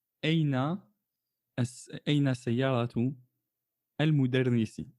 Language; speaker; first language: Arabic; non-native, fluent; French